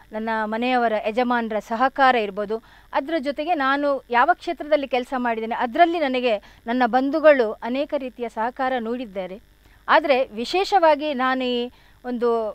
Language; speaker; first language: Kannada; non-native, local second language; Tulu